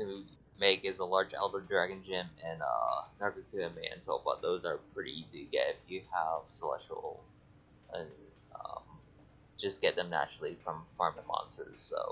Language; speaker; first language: English; native; English